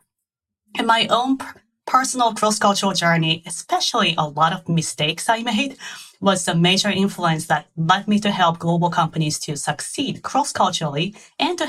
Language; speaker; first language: English; non-native, fluent; Japanese